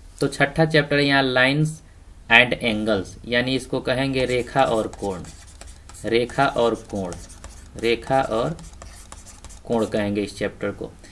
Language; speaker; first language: Hindi; native; Hindi